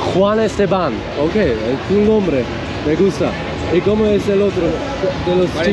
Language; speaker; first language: Spanish; non-native, learner; Swiss German